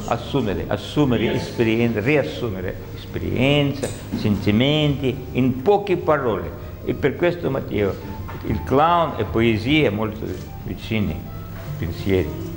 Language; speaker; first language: Italian; non-native, learner; Russian